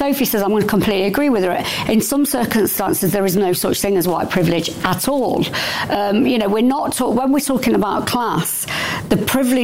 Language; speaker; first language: English; native; English